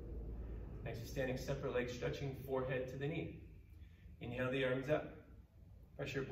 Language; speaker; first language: English; native; English